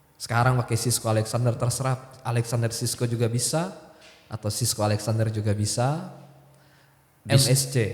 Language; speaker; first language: Indonesian; non-native, local second language; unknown